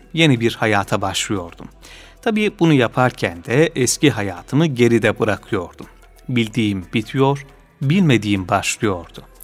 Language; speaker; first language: Turkish; native; Turkish